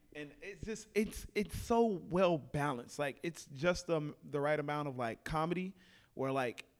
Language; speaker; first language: English; native; English